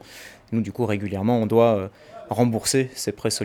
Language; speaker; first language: French; native; French